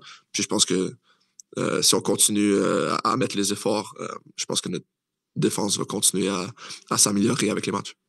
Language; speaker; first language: French; native; French